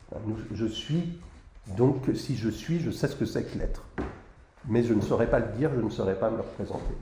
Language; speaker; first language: French; native; French